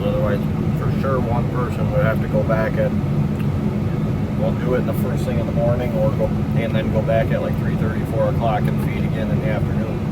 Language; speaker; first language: English; native; English